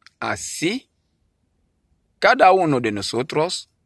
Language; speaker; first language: Spanish; non-native, learner; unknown